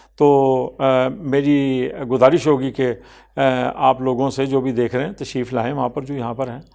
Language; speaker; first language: Urdu; non-native, local second language; Punjabi